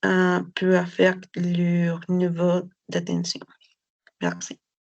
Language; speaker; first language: French; non-native, learner; Spanish